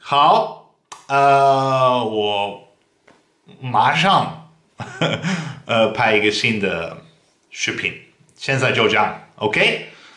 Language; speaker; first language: Chinese; non-native, fluent; Dutch